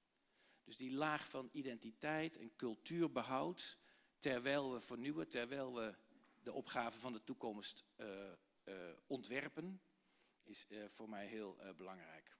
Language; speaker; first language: Dutch; native; Dutch